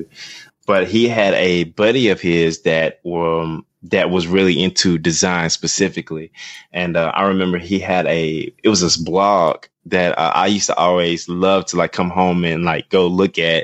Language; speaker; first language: English; native; English